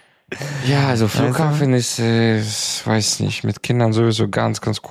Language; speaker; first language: German; non-native, fluent; Romanian